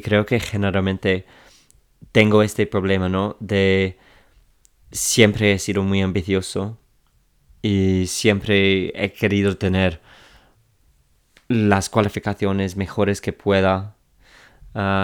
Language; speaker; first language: Spanish; non-native, fluent; English